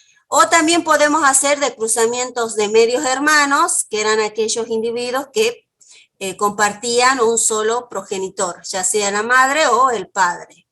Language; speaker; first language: Spanish; native; Spanish